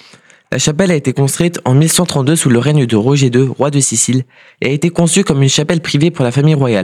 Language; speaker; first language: French; native; French